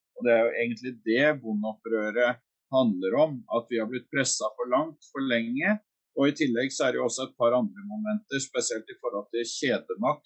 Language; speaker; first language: Norwegian; native; Norwegian